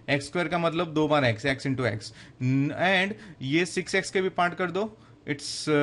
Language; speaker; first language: Hindi; non-native, local second language; Gujarati